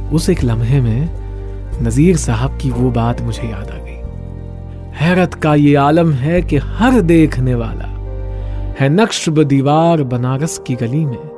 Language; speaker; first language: Hindi; native; Hindi